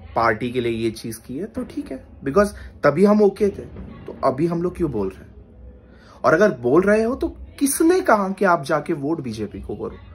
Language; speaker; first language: Hindi; non-native, local second language; Marathi